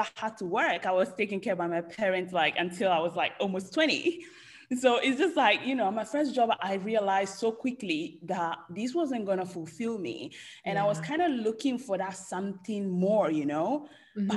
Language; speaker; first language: English; non-native, fluent; Italian